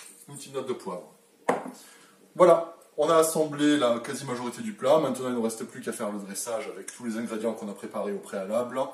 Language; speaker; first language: French; native; French